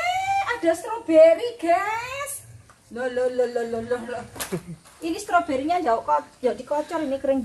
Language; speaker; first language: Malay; non-native, local second language; Javanese